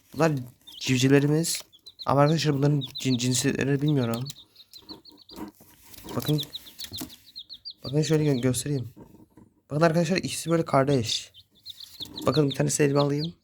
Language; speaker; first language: Turkish; native; Turkish